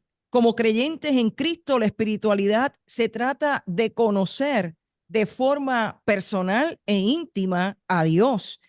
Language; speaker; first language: Spanish; native; Spanish